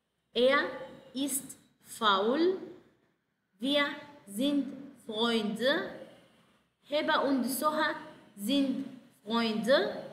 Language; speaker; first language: German; non-native, fluent; Arabic